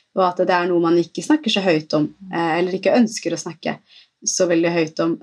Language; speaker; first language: Norwegian; early bilingual, other home language; Somali